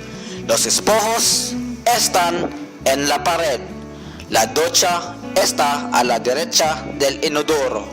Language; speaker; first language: Spanish; non-native, learner; Cebuano